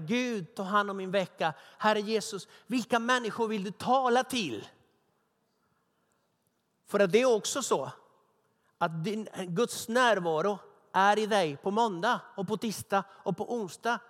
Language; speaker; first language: Swedish; non-native, fluent; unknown